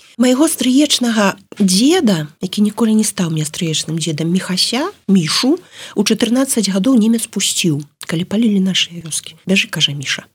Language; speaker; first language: Belarusian; native; Belarusian